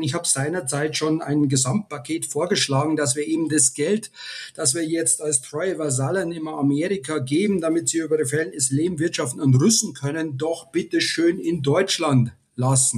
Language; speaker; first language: German; native; German